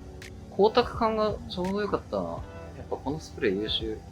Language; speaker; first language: Japanese; native; Japanese